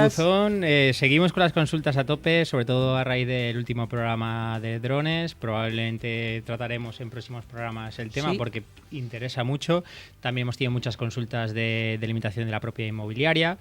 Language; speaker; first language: Spanish; native; Spanish